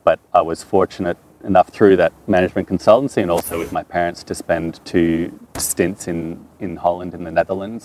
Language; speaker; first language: English; non-native, fluent; French